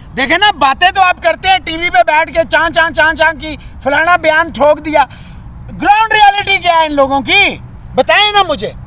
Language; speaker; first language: Urdu; non-native, local second language; Punjabi